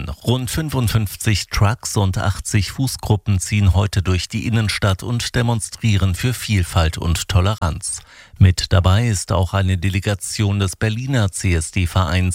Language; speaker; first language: German; native; German